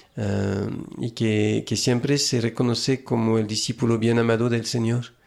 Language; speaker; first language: Spanish; non-native, fluent; French